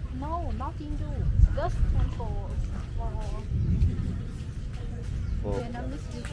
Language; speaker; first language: English; non-native, learner; Vietnamese